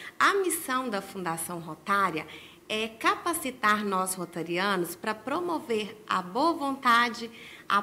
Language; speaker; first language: Portuguese; native; Portuguese